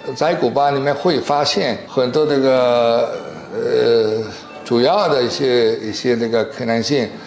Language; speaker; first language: Chinese; non-native, fluent; Spanish